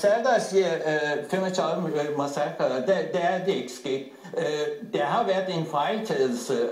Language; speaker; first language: Danish; non-native, fluent; Turkish